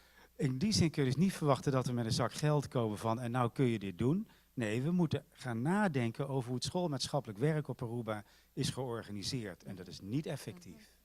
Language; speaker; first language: Dutch; native; Dutch